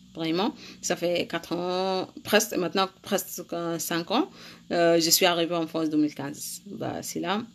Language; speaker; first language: French; non-native, learner; Arabic